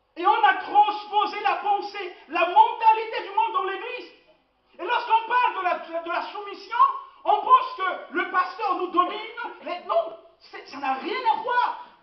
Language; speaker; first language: French; non-native, local second language; Lingala